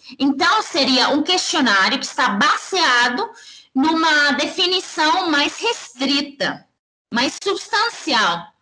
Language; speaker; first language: Portuguese; early bilingual, heritage; Spanish